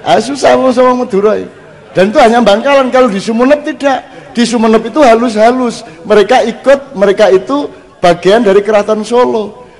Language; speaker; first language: Indonesian; non-native, local second language; Javanese